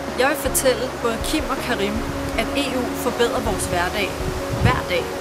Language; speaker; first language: Danish; early bilingual, other home language; Persian